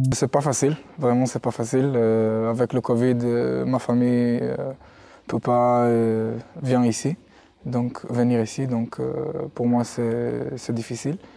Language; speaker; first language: French; non-native, learner; Hebrew